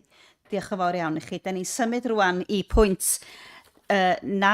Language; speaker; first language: Welsh; native; Welsh